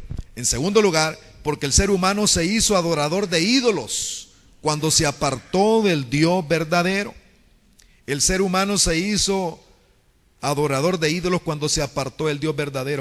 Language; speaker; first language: Spanish; native; Spanish